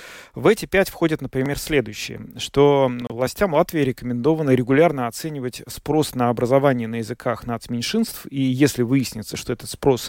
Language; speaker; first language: Russian; native; Russian